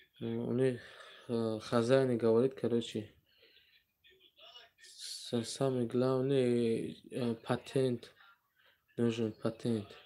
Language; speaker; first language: Russian; non-native, learner; Tajik